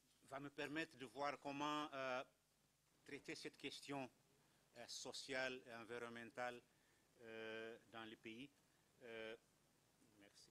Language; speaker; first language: French; non-native, fluent; Kabuverdianu